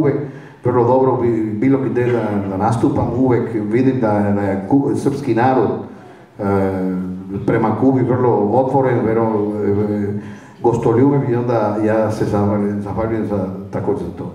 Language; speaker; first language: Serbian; non-native, fluent; Spanish